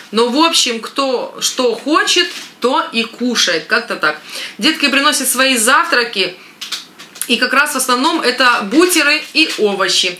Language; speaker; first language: Russian; native; Russian